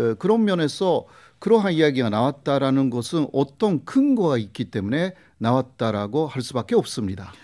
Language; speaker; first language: Korean; non-native, fluent; Japanese